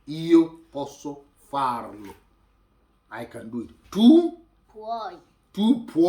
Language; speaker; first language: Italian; non-native, fluent; Akan